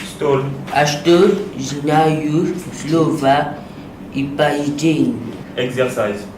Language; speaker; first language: Russian; non-native, learner; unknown